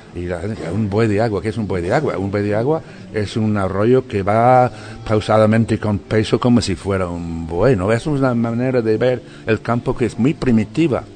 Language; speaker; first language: Spanish; non-native, fluent; English